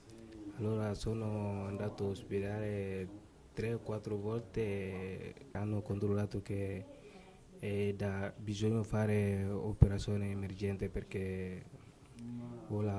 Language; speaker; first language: Italian; non-native, learner; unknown